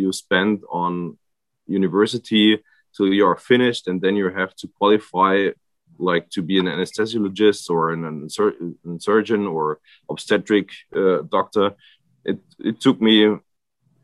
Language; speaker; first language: English; non-native, fluent; German